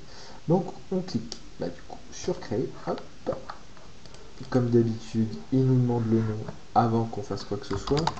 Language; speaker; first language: French; native; French